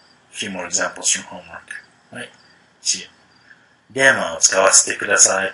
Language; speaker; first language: English; native; English